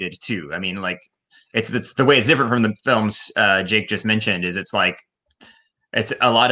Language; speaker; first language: English; native; English